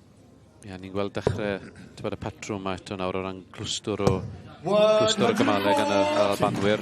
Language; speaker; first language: Welsh; native; Welsh